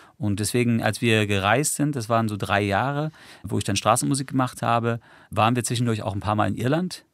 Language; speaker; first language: German; early bilingual, other home language; English